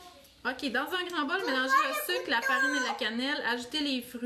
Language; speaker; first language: French; native; French